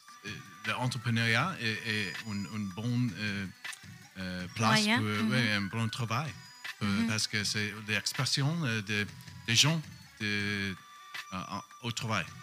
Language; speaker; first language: French; non-native, learner; English